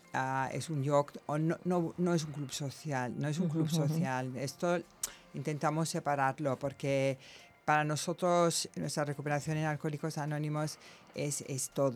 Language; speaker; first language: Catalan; non-native, local second language; Spanish